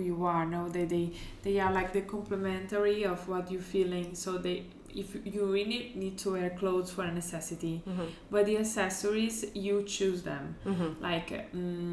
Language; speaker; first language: English; non-native, fluent; Portuguese